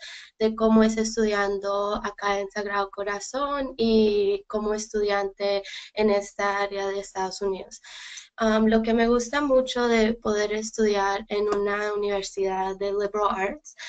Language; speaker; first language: Spanish; early bilingual, heritage; Spanish